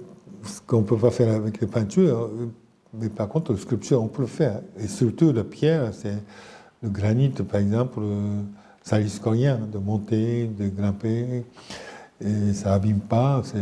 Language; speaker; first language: French; non-native, fluent; Japanese